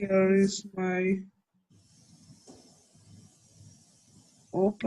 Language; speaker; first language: English; non-native, fluent; Ukrainian